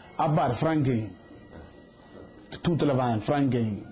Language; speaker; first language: Italian; non-native, learner; Wolof